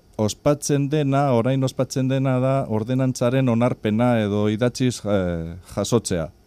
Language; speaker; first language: Basque; non-native, local second language; Spanish